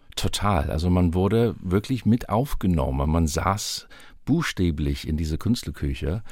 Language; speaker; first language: German; non-native, fluent; English